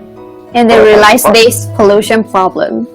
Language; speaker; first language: English; non-native, learner; Chinese